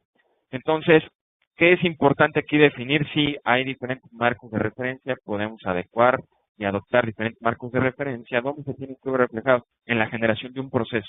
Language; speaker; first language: Spanish; native; Spanish